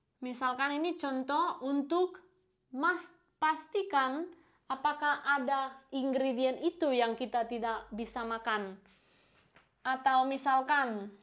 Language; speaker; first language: Indonesian; non-native, fluent; Spanish